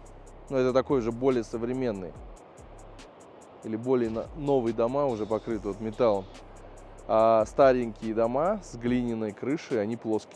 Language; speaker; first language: Russian; native; Russian